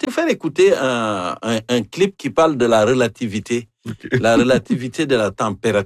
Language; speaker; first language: French; native; French